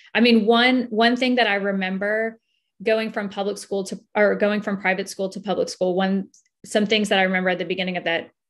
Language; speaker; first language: English; native; English